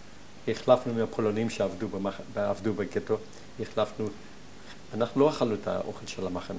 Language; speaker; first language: Hebrew; non-native, fluent; German